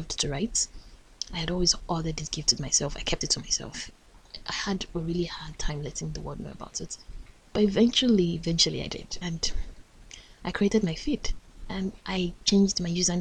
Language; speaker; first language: English; non-native, local second language; Yoruba